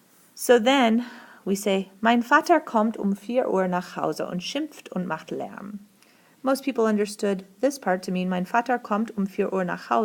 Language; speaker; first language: German; non-native, fluent; English